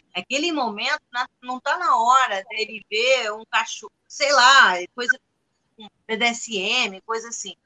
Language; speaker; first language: Portuguese; non-native, fluent; English